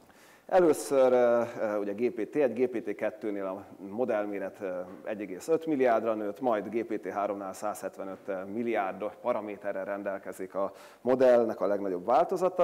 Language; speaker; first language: Hungarian; native; Hungarian